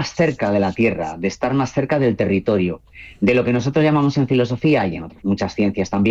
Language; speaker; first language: Spanish; native; Spanish